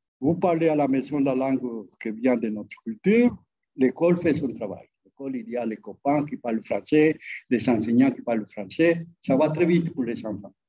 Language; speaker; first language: French; non-native, fluent; Spanish